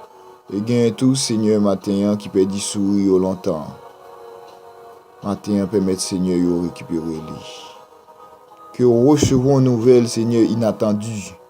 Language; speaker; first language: French; non-native, local second language; Haitian Creole